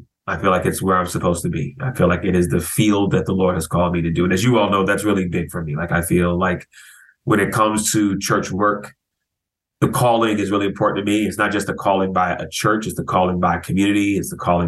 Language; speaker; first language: English; native; English